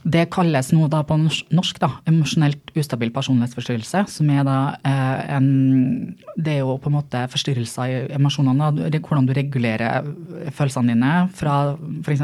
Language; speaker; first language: Norwegian; native; Norwegian